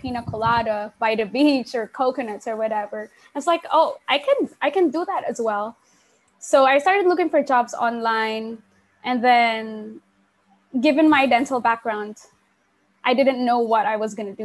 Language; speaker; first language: English; non-native, local second language; Pampanga